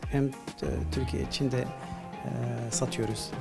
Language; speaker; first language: Turkish; non-native, learner; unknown